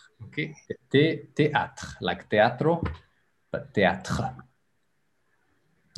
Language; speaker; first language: French; non-native, fluent; English